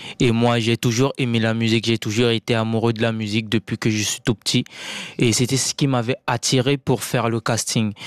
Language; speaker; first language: French; non-native, local second language; Sango